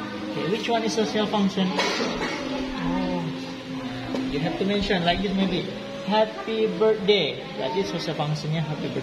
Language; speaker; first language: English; non-native, fluent; Indonesian